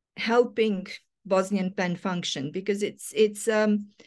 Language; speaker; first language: English; non-native, fluent; Serbian